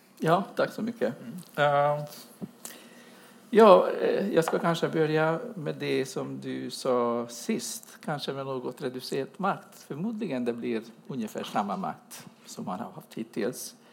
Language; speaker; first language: Swedish; non-native, fluent; Hungarian